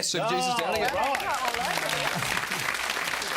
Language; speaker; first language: English; native; English